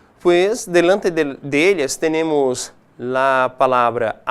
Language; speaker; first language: Spanish; non-native, fluent; Portuguese